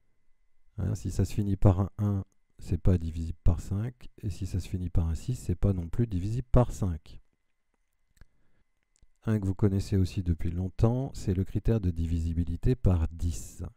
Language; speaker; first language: French; native; French